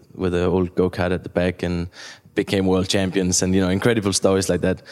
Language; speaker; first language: English; non-native, fluent; Danish